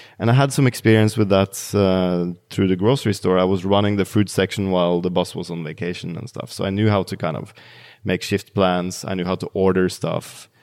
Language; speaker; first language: English; non-native, fluent; Norwegian